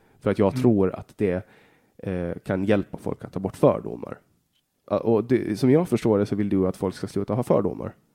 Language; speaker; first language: Swedish; native; Swedish